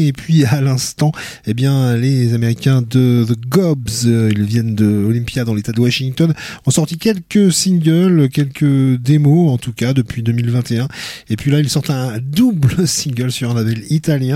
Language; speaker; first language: French; native; French